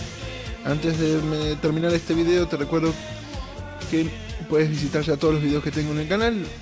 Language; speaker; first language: Spanish; native; Spanish